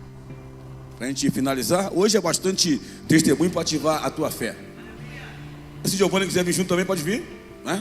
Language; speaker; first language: Portuguese; native; Portuguese